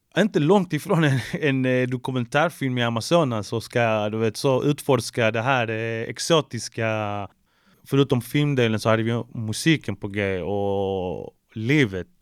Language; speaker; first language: Swedish; early bilingual, other home language; Spanish